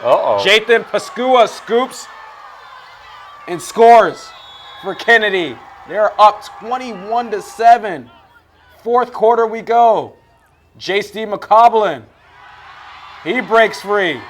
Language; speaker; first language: English; native; English